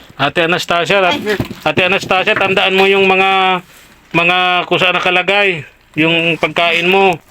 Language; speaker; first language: Filipino; native; Filipino